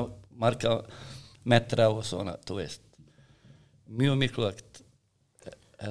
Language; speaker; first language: Icelandic; non-native, fluent; Serbian